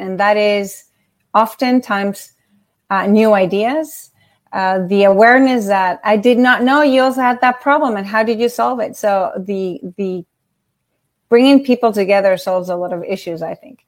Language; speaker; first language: English; non-native, fluent; Spanish